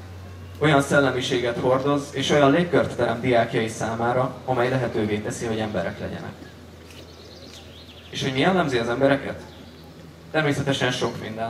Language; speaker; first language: Hungarian; native; Hungarian